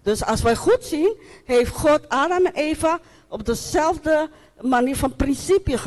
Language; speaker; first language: Dutch; non-native, local second language; Papiamento